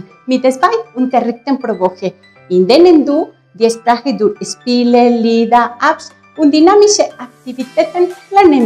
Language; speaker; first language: German; non-native, fluent; Spanish